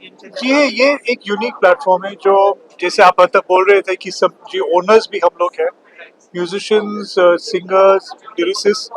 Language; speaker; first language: Hindi; native; Hindi